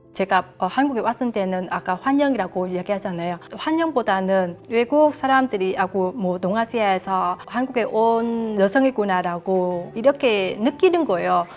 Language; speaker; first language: Korean; non-native, fluent; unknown